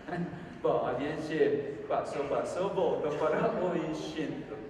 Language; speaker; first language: Portuguese; non-native, fluent; Korean